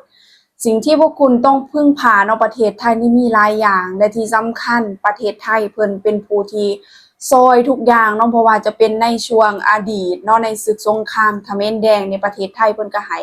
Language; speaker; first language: Thai; non-native, local second language; Lao